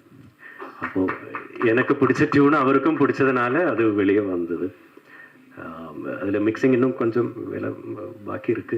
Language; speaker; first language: Tamil; non-native, learner; Malayalam